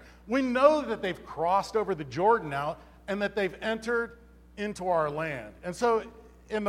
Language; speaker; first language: English; native; English